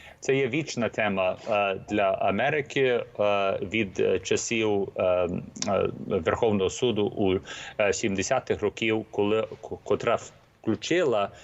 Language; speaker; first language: Ukrainian; early bilingual, heritage; Ukrainian